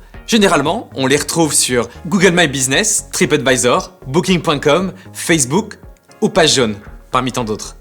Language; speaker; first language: French; native; French